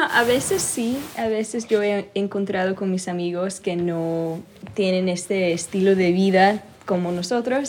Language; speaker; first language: Spanish; early bilingual, other home language; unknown